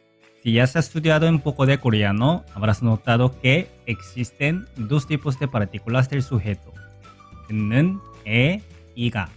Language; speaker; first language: Spanish; non-native, fluent; Korean